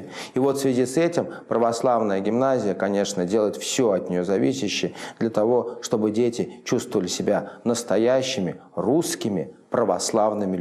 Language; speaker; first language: Russian; native; Russian